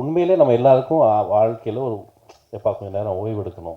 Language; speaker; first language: Tamil; native; Tamil